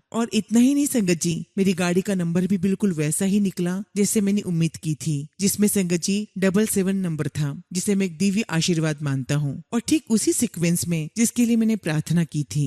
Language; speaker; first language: Hindi; native; Hindi